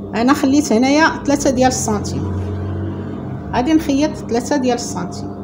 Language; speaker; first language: Arabic; native; Arabic